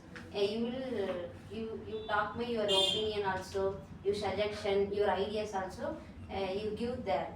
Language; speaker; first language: English; non-native, learner; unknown